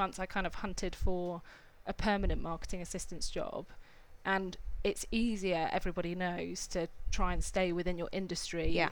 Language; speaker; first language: English; native; English